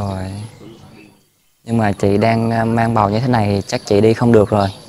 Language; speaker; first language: Vietnamese; native; Vietnamese